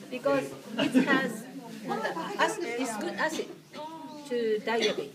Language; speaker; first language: English; non-native, learner; Japanese